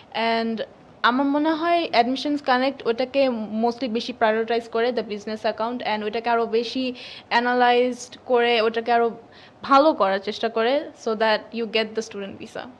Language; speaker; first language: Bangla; early bilingual, heritage; Bangla